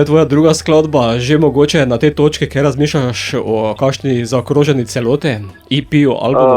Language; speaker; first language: Slovenian; native; Slovenian